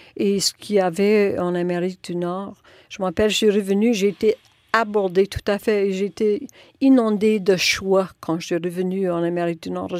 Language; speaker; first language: French; non-native, local second language; English